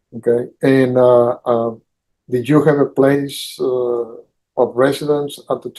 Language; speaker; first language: English; native; English